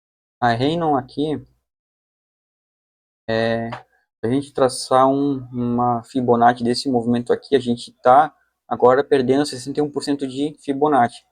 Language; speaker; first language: Portuguese; native; Portuguese